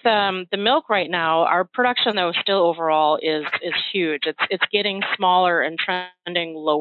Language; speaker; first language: English; native; English